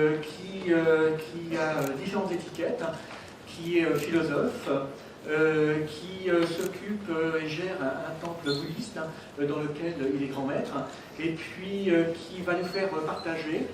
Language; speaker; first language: French; native; French